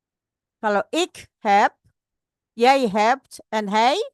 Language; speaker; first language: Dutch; non-native, fluent; Indonesian